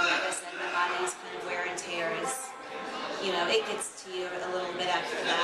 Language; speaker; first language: English; native; English